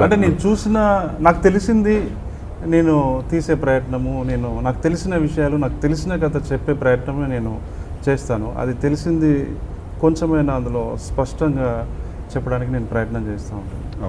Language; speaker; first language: Telugu; native; Telugu